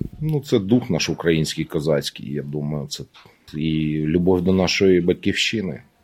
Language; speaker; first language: Ukrainian; native; Ukrainian